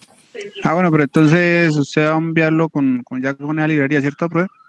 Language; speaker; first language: Spanish; native; Spanish